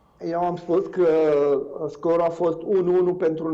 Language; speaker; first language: Romanian; native; Romanian